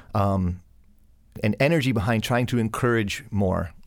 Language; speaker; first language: English; native; English